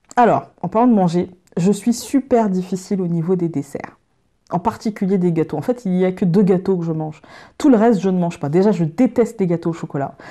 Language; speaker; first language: French; native; French